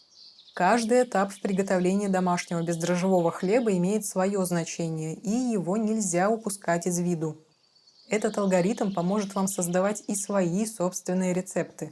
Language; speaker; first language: Russian; native; Russian